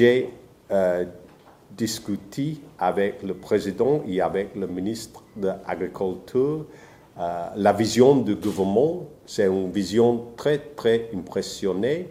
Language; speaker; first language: French; non-native, fluent; English